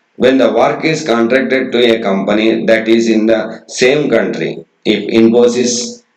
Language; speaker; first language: English; non-native, local second language; Kannada